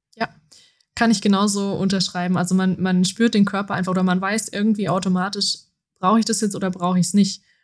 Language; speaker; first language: German; native; German